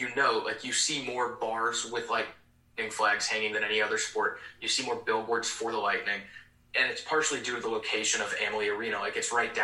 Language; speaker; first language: English; native; English